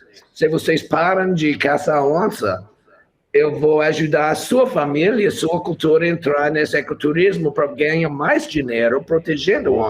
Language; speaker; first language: Portuguese; non-native, fluent; English